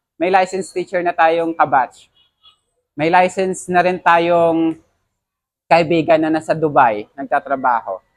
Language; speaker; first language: Filipino; non-native, local second language; Hiligaynon